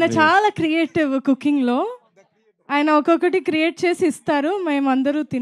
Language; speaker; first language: Telugu; non-native, fluent; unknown